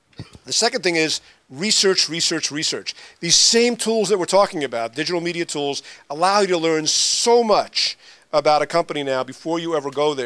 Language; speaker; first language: English; native; English